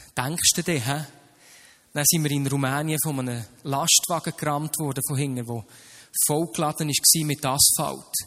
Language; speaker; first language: German; native; German